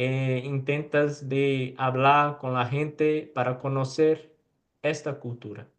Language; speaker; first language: Spanish; non-native, fluent; Portuguese